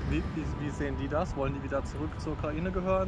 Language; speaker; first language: German; native; German